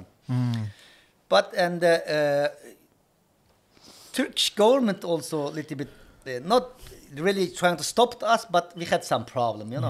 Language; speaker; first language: English; non-native, learner; Chinese